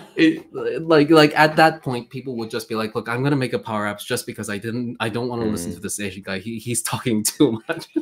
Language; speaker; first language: English; non-native, fluent; Swedish